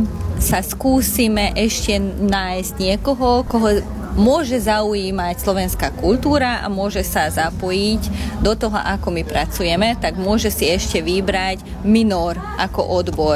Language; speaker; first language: Slovak; non-native, local second language; Hungarian